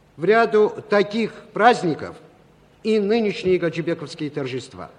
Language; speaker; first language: Russian; non-native, local second language; Azerbaijani